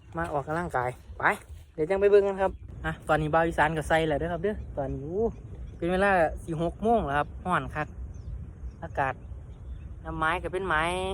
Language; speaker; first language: Thai; native; Thai